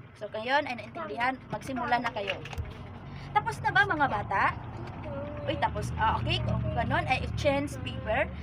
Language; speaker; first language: Filipino; non-native, local second language; Cebuano